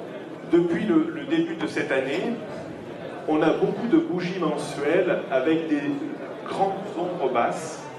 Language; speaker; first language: French; native; French